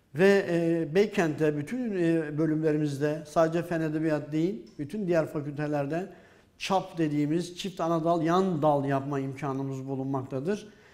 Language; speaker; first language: Turkish; native; Turkish